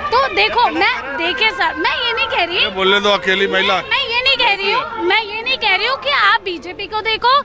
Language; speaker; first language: Hindi; native; Hindi